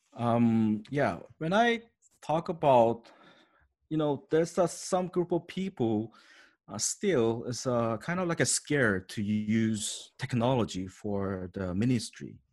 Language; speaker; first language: English; non-native, learner; Korean